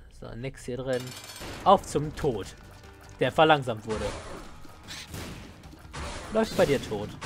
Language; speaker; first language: German; native; German